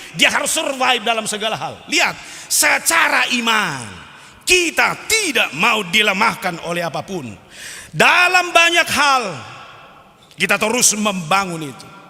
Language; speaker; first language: Indonesian; non-native, local second language; Batak Toba